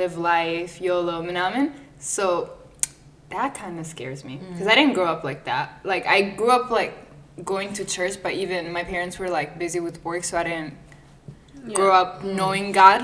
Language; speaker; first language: English; non-native, fluent; Italian